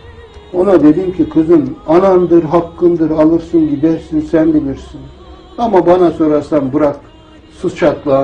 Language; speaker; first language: Turkish; native; Turkish